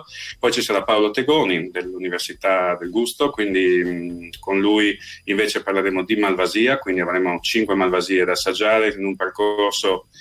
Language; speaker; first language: Italian; native; Italian